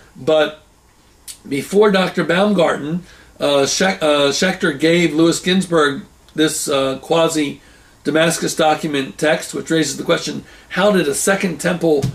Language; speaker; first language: English; native; English